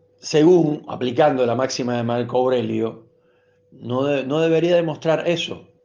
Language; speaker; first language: Spanish; native; Spanish